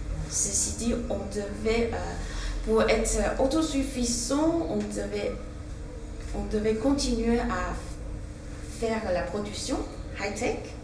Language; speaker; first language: French; non-native, fluent; Chinese